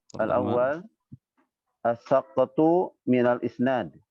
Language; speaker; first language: Arabic; non-native, learner; Indonesian